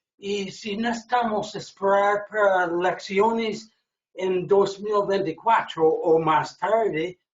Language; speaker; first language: Spanish; non-native, learner; English